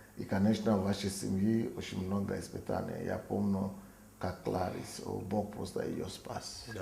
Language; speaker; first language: Russian; non-native, fluent; Yoruba